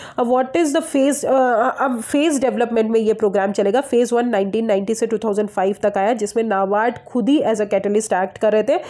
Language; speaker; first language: Hindi; native; Hindi